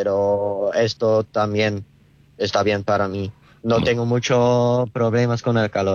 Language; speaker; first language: Spanish; non-native, learner; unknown